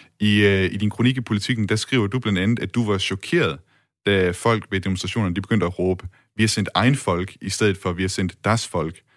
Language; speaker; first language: Danish; native; Danish